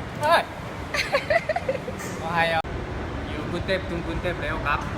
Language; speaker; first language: Thai; non-native, learner; Japanese